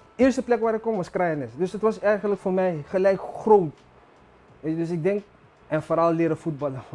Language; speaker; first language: Dutch; non-native, local second language; Papiamento